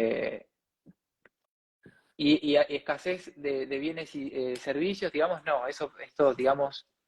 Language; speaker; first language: Spanish; native; Spanish